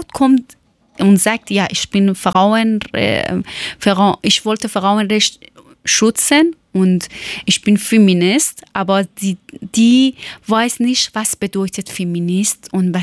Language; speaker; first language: German; non-native, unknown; Persian